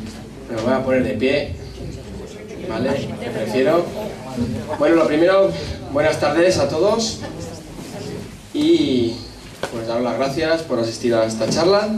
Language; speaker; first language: Spanish; native; Spanish